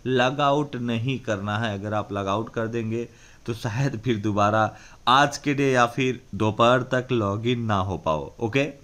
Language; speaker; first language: Hindi; native; Hindi